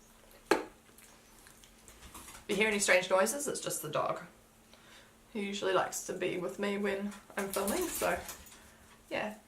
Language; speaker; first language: English; native; English